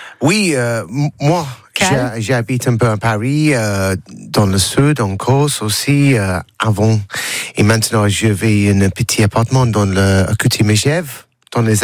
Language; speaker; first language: French; non-native, learner; English